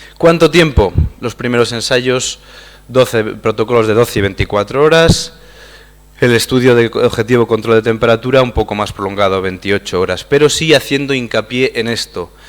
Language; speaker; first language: Spanish; native; Spanish